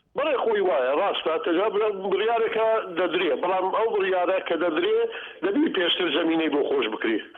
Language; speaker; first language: Central Kurdish; non-native, local second language; Kurdish